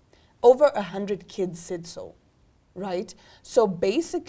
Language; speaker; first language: English; native; English